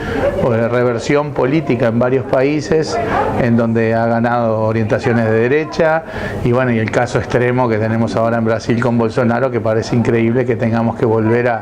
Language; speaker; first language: Spanish; native; Spanish